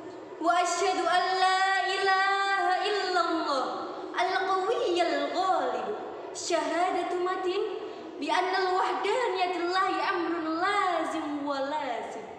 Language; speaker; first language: Arabic; non-native, fluent; Indonesian